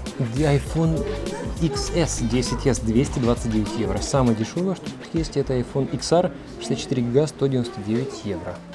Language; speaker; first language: Russian; native; Russian